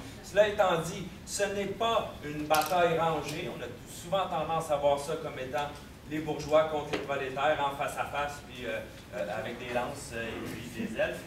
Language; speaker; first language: French; native; French